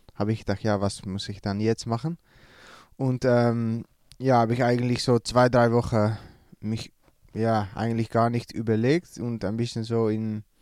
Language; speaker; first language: German; non-native, learner; Dutch